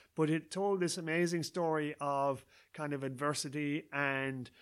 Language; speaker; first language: English; native; English